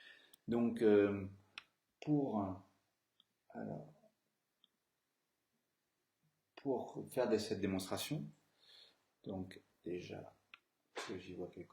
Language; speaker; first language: French; native; French